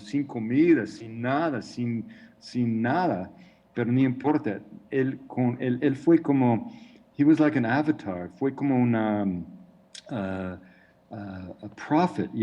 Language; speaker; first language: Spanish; non-native, fluent; English